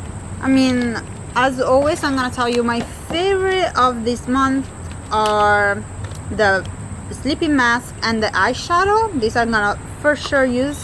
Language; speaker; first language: English; non-native, fluent; Italian